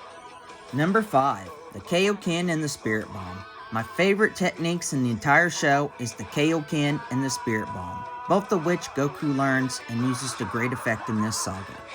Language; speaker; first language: English; native; English